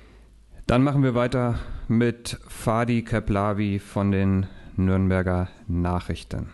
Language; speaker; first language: German; native; German